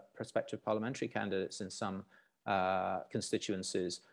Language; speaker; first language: English; native; English